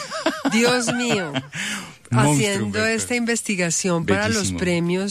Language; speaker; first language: Spanish; native; Spanish